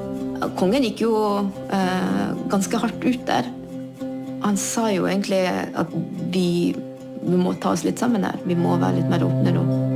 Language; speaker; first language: Norwegian; native; Norwegian